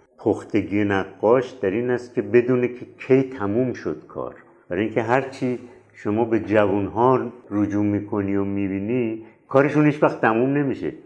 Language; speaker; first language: Persian; native; Persian